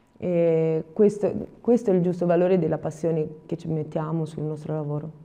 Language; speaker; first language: Italian; non-native, fluent; Romanian